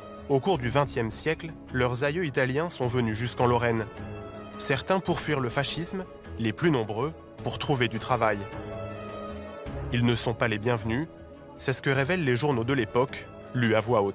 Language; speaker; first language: French; native; French